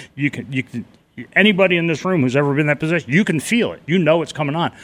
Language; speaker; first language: English; native; English